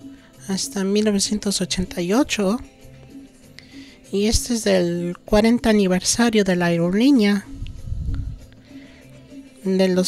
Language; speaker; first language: Spanish; early bilingual, heritage; Spanish